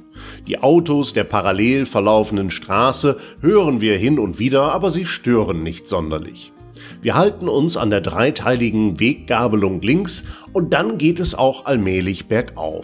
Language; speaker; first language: German; native; German